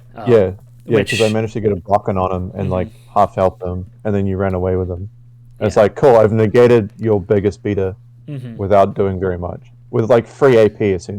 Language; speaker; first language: English; native; English